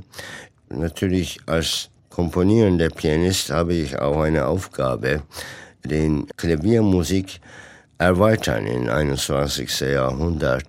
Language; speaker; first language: German; non-native, fluent; Turkish